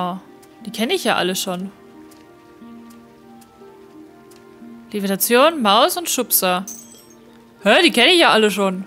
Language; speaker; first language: German; native; German